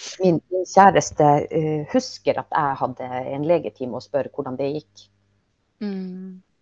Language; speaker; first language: Norwegian; native; Norwegian